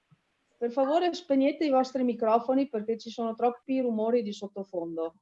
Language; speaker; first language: Italian; native; Italian